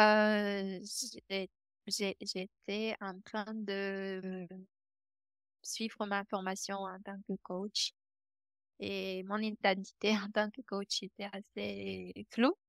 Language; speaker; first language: French; non-native, fluent; Romanian